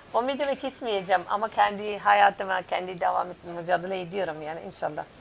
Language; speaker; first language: Turkish; non-native, learner; Persian